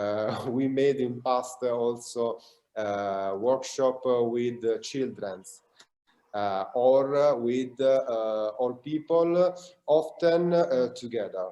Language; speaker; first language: English; non-native, learner; Italian